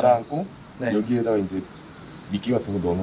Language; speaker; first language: Korean; native; Korean